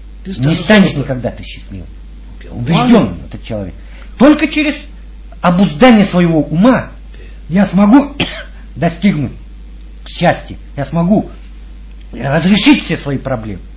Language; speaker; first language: Russian; native; Russian